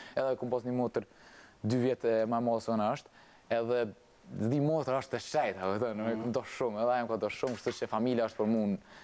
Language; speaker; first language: Albanian; early bilingual, heritage; Albanian